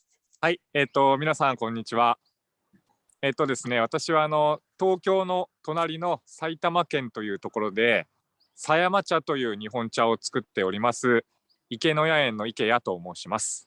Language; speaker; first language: Japanese; native; Japanese